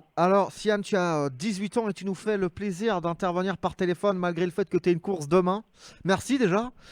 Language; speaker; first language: French; native; French